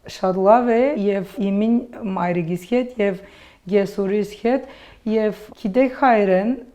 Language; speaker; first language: Armenian; early bilingual, heritage; Armenian